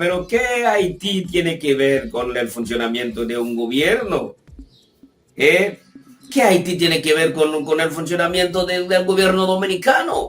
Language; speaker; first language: Spanish; non-native, fluent; Haitian Creole